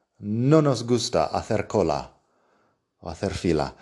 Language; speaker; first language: Spanish; non-native, fluent; English